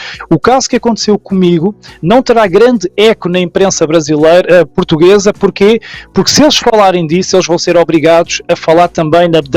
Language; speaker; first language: Portuguese; native; Portuguese